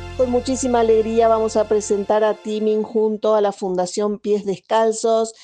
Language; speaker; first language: Spanish; native; Spanish